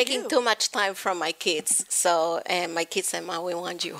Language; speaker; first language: English; non-native, fluent; Spanish